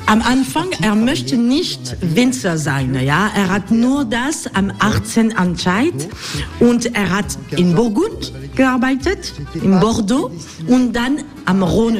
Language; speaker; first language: German; non-native, learner; French